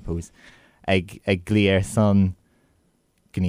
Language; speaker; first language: Irish; non-native, local second language; English